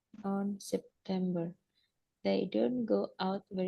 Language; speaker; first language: English; non-native, fluent; Indonesian